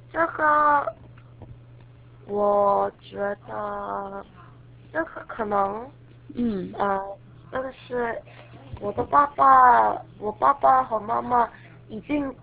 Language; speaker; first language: Chinese; non-native, learner; Korean